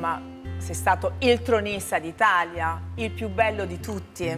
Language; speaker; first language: Italian; native; Italian